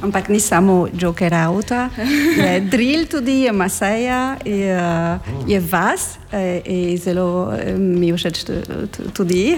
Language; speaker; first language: Slovenian; non-native, learner; French